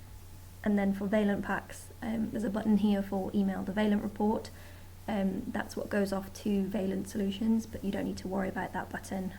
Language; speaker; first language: English; native; English